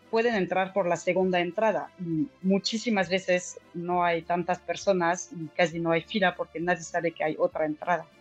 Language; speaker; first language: Spanish; non-native, fluent; French